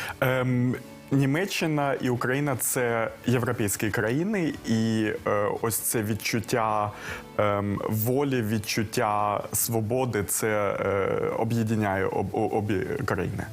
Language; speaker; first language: Ukrainian; early bilingual, heritage; Ukrainian